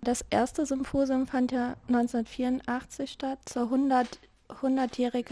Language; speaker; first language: German; native; German